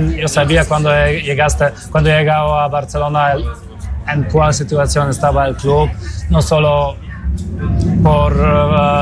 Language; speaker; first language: Spanish; non-native, learner; Polish